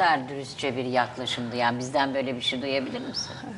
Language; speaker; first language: Turkish; native; Turkish